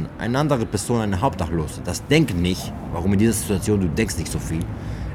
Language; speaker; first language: German; non-native, learner; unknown